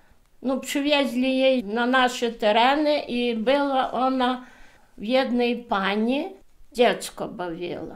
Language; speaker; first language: Polish; early bilingual, heritage; Polish